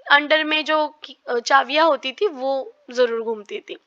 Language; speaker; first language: Hindi; non-native, local second language; Marathi